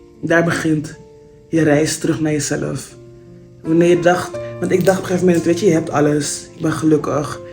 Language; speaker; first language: Dutch; native; Dutch